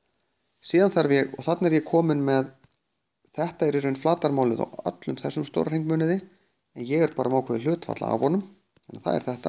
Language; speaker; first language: Icelandic; native; Icelandic